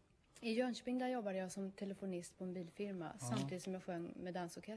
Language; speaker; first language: Swedish; native; Swedish